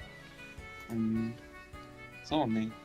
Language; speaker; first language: Japanese; non-native, learner; Spanish